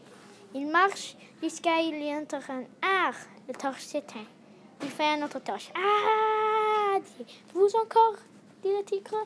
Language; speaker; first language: French; non-native, learner; English